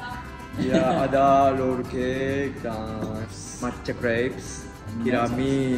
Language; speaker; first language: Indonesian; non-native, fluent; Japanese